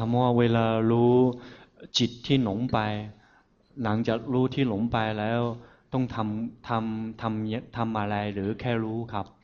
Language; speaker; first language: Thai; non-native, fluent; Chinese